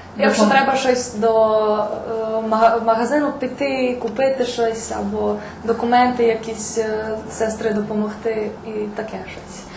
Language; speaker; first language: Ukrainian; non-native, local second language; Serbian